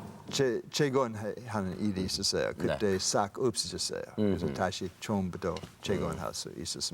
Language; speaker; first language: Korean; non-native, fluent; English